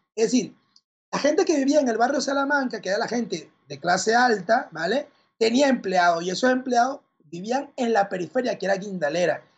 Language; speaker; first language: Spanish; native; Spanish